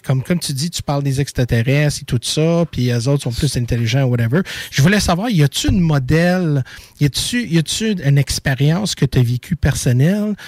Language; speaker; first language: French; native; French